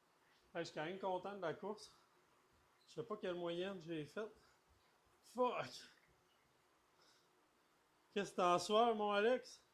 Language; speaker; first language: French; native; French